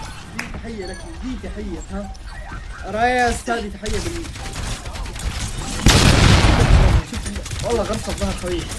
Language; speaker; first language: Arabic; native; Arabic